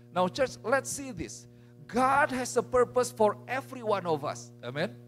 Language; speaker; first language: English; non-native, fluent; Indonesian